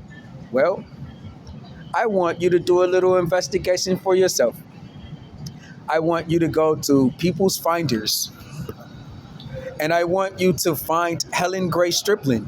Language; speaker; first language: English; native; English